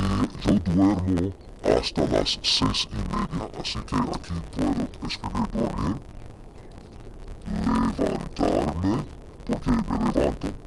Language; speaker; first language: Spanish; non-native, fluent; English